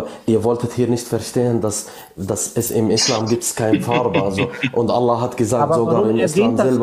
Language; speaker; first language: German; non-native, learner; Arabic